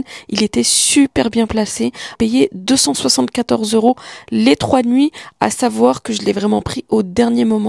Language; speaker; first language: French; early bilingual, other home language; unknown